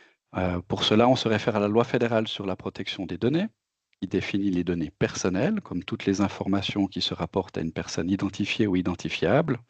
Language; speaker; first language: French; native; French